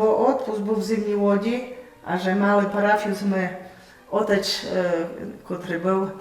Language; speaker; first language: Polish; non-native, local second language; Rusyn